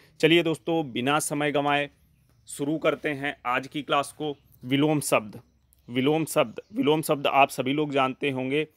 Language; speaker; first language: Hindi; native; Hindi